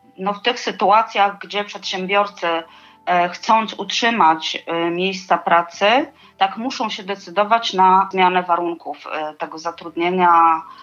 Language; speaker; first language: Polish; native; Polish